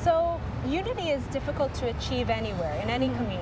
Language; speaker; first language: English; early bilingual, other home language; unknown